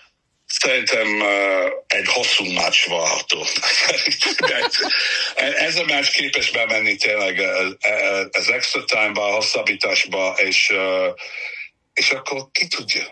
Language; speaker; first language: Hungarian; non-native, learner; English